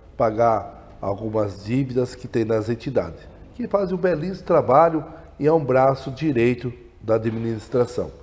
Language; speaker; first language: Portuguese; native; Portuguese